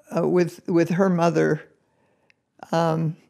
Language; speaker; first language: English; native; English